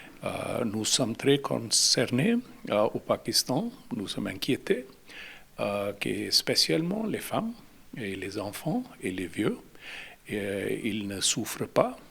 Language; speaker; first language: French; non-native, fluent; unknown